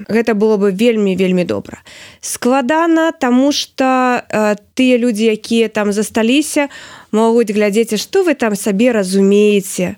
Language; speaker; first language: Belarusian; non-native, local second language; Russian